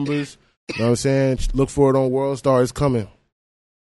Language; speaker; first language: English; native; English